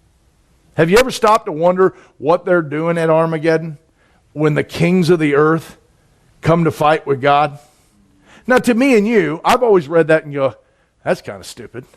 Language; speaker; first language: English; native; English